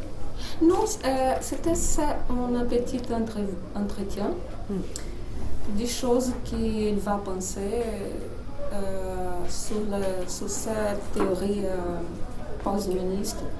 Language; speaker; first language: French; non-native, learner; Portuguese